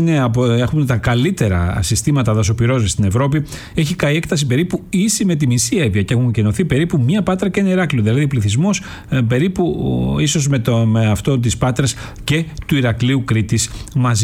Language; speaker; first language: Greek; native; Greek